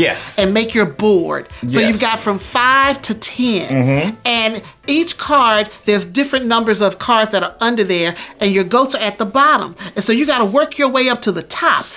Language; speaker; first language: English; native; English